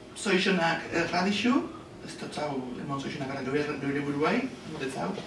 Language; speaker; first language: Basque; native; Basque